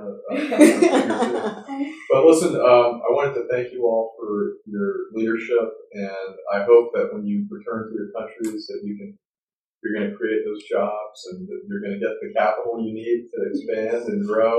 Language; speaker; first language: English; native; English